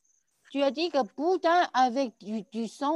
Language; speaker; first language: French; non-native, learner; Chinese